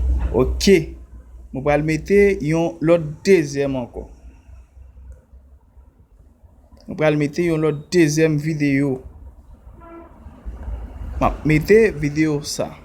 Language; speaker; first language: French; non-native, learner; Haitian Creole